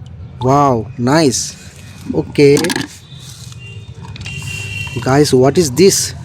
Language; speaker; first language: English; non-native, learner; Indonesian